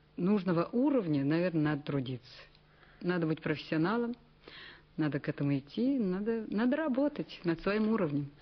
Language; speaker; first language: Russian; non-native, local second language; Kazakh